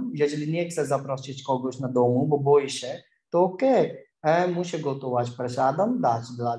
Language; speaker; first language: Polish; non-native, learner; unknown